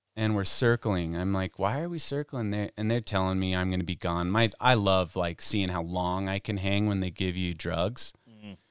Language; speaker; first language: English; native; English